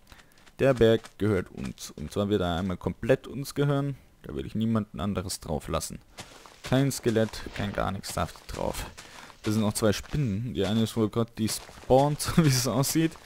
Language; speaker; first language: German; native; German